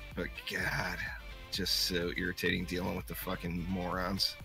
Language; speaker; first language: English; native; English